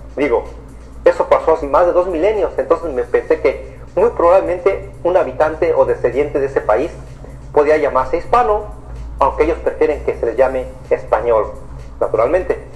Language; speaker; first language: Spanish; native; Spanish